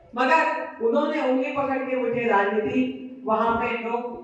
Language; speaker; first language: Hindi; non-native, local second language; Marathi